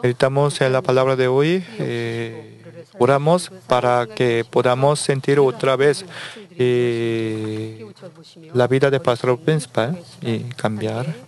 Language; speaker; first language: Spanish; non-native, learner; Korean